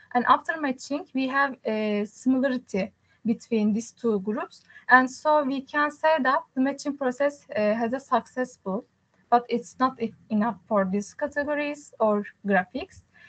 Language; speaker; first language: English; non-native, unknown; Turkish